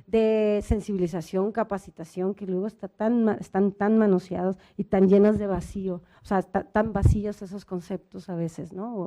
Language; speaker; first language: Spanish; native; Spanish